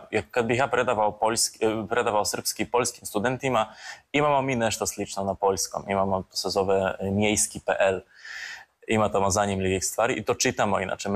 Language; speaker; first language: Serbian; non-native, fluent; Polish